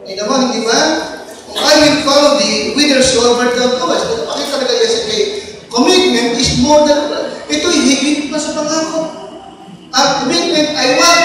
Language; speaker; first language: Filipino; native; Filipino